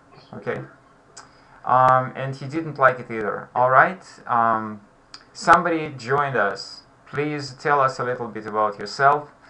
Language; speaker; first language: English; non-native, fluent; Russian